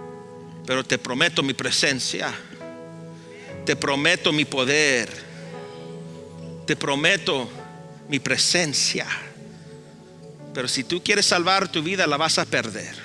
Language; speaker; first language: Spanish; early bilingual, heritage; Spanish